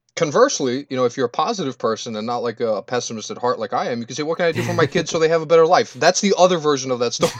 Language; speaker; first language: English; early bilingual, other home language; Albanian